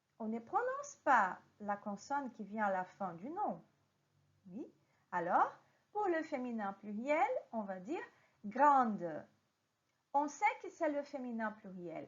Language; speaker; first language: French; non-native, fluent; Portuguese